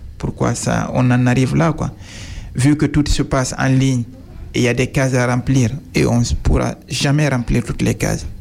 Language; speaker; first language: French; non-native, local second language; Fula